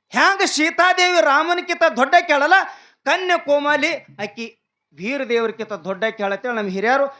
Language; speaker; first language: Kannada; non-native, local second language; Lambadi